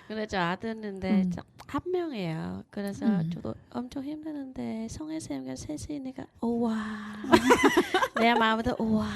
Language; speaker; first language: Korean; non-native, learner; Vietnamese